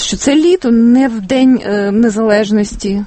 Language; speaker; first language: Ukrainian; native; Ukrainian